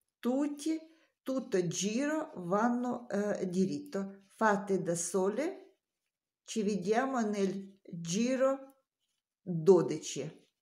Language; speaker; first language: Italian; non-native, learner; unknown